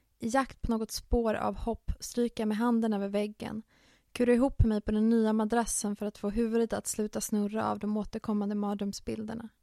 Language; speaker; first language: Swedish; early bilingual, other home language; Finnish